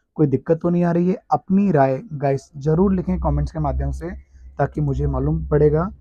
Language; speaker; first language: Hindi; native; Hindi